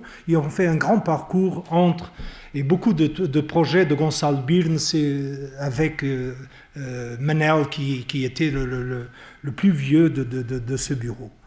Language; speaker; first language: French; non-native, fluent; Portuguese